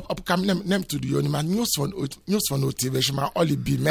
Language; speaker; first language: Hungarian; non-native, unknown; Yoruba